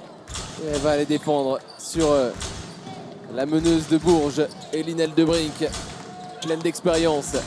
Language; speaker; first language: French; native; French